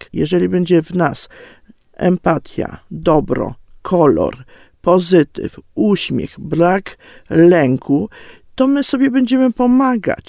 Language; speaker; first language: Polish; native; Polish